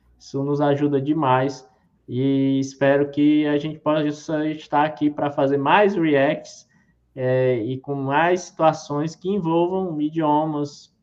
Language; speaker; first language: Portuguese; native; Portuguese